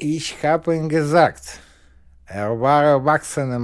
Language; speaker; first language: German; non-native, learner; Russian